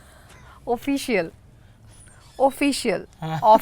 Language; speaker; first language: Telugu; non-native, learner; Bangla